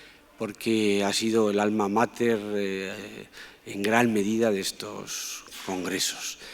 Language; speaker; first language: Spanish; native; Spanish